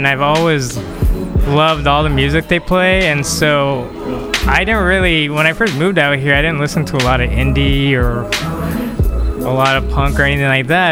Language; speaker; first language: English; native; English